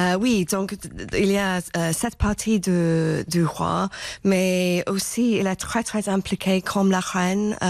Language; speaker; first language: French; non-native, fluent; English